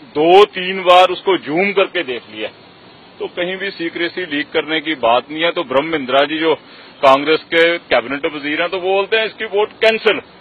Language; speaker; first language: Hindi; non-native, local second language; Punjabi